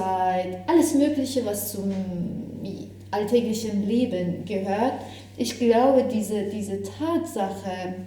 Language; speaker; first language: German; non-native, fluent; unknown